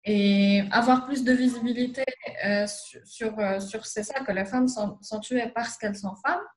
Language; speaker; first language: French; non-native, local second language; Arabic